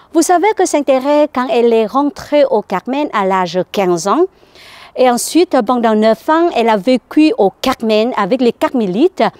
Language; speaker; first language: French; non-native, learner; Vietnamese